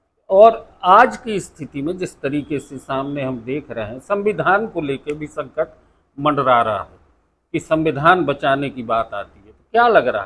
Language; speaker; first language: Hindi; native; Hindi